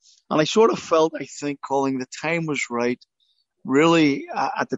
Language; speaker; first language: English; native; English